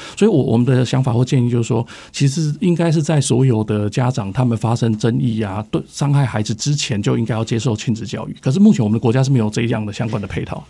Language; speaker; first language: Chinese; native; Chinese